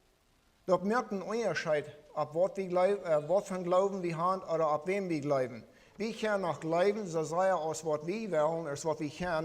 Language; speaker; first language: German; non-native, learner; Plautdietsch